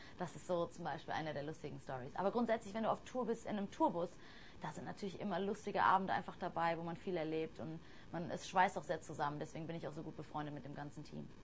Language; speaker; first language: German; early bilingual, other home language; English